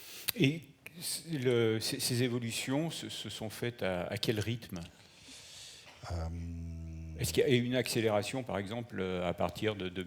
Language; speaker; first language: French; native; French